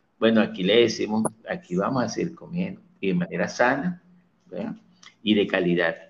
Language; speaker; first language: Spanish; native; Spanish